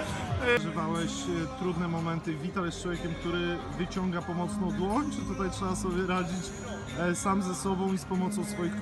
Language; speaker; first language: Polish; native; Polish